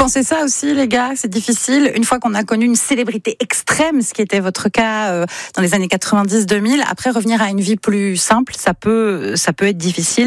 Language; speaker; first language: French; native; French